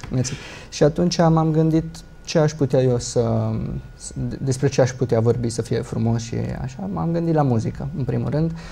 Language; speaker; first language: Romanian; early bilingual, heritage; Italian